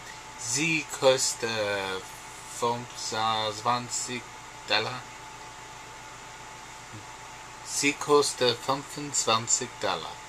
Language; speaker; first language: German; non-native, learner; English